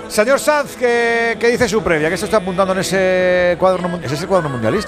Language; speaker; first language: Spanish; native; Spanish